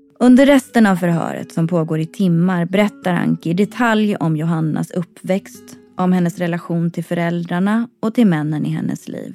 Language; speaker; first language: Swedish; native; Swedish